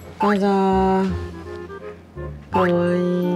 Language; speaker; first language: Japanese; non-native, learner; Vietnamese